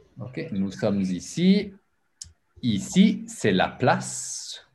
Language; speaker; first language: French; non-native, fluent; English